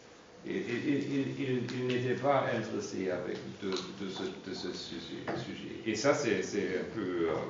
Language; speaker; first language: French; non-native, fluent; German